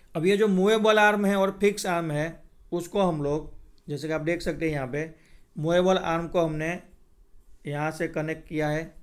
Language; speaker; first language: Hindi; non-native, local second language; Gujarati